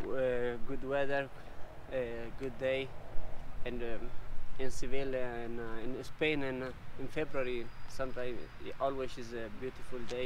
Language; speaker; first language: English; non-native, learner; Italian